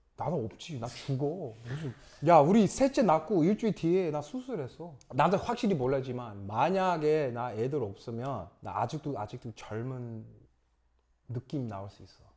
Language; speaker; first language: Korean; early bilingual, other home language; English